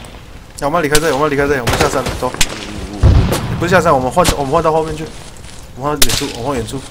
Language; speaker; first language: Chinese; native; Chinese